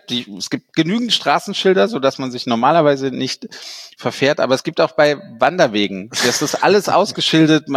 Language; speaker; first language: German; native; German